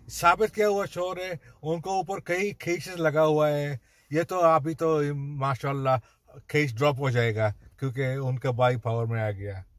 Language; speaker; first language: Hindi; non-native, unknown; Bangla